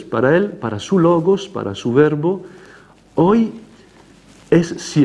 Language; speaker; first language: Spanish; non-native, fluent; Italian